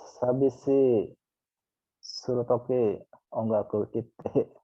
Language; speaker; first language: Japanese; non-native, learner; Indonesian